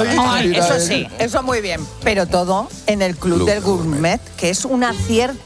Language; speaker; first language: Spanish; native; Spanish